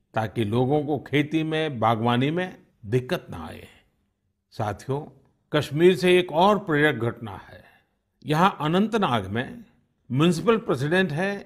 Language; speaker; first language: Hindi; non-native, local second language; Gujarati